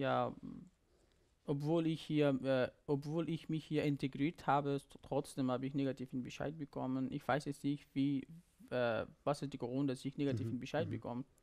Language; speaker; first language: German; non-native, learner; Persian